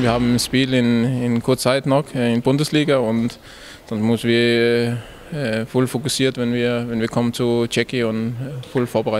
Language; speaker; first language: German; non-native, learner; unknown